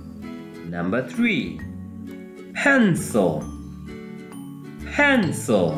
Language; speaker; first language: English; non-native, fluent; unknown